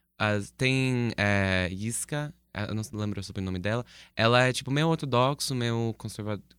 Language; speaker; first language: Portuguese; non-native, fluent; English